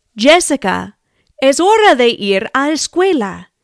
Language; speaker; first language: Spanish; non-native, fluent; English